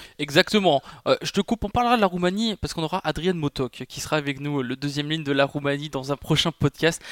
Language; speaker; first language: French; native; French